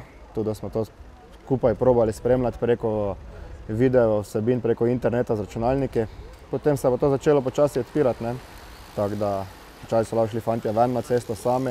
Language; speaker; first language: Slovenian; native; Slovenian